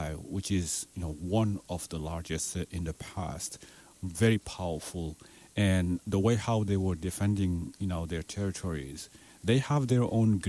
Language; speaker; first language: English; non-native, fluent; Fula